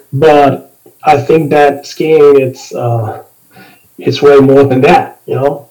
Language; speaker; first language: English; non-native, fluent; Spanish